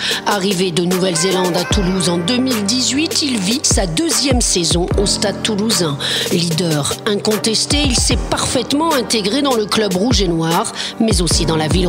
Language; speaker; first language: French; native; French